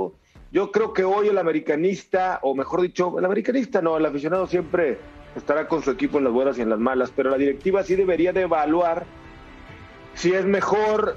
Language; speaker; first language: Spanish; native; Spanish